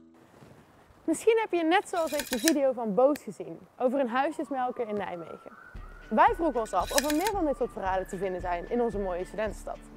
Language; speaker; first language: Dutch; native; Dutch